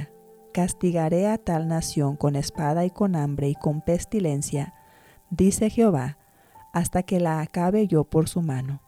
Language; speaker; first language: Spanish; native; Spanish